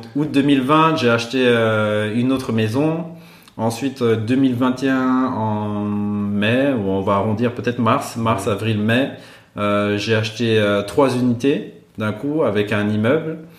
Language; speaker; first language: French; non-native, local second language; Malagasy